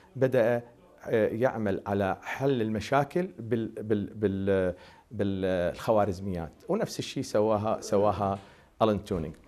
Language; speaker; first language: Arabic; native; Arabic